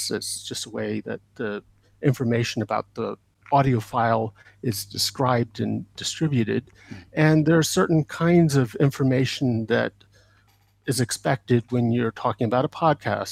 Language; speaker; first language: English; native; English